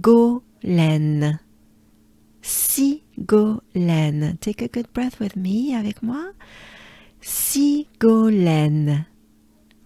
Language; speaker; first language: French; native; French